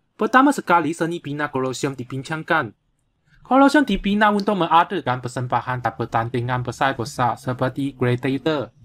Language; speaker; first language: Malay; non-native, local second language; Chinese